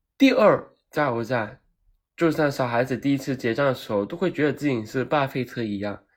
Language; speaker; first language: Chinese; non-native, local second language; Cantonese